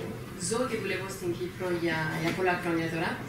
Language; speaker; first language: Greek; non-native, fluent; French